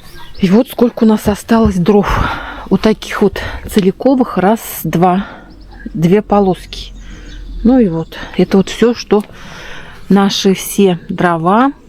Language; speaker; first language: Russian; native; Russian